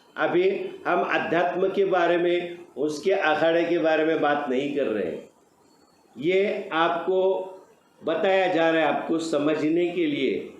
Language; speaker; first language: Hindi; non-native, local second language; Marathi